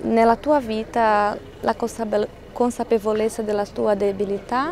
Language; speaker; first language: Italian; non-native, fluent; Portuguese